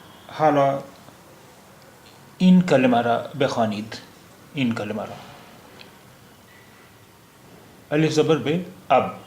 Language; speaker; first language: Persian; non-native, learner; Urdu